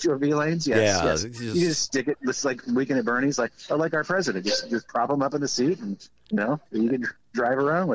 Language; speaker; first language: English; native; English